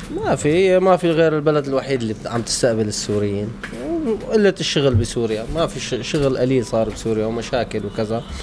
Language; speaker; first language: Arabic; native; Arabic